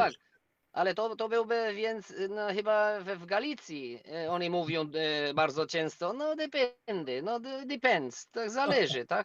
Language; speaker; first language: Polish; non-native, learner; Spanish